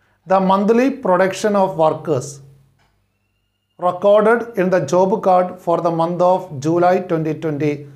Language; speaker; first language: English; non-native, local second language; Malayalam